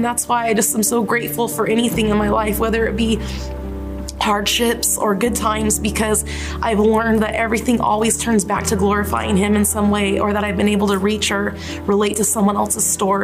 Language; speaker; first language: English; native; English